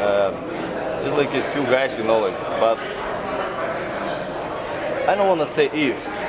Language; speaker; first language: English; non-native, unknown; Russian